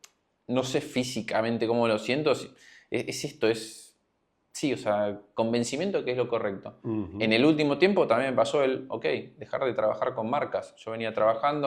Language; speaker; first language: Spanish; native; Spanish